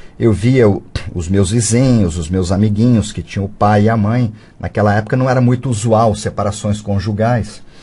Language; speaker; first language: Portuguese; native; Portuguese